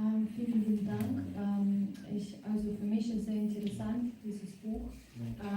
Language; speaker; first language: German; non-native, fluent; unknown